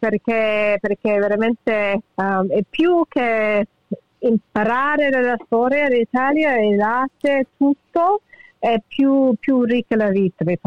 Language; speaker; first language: Italian; early bilingual, heritage; English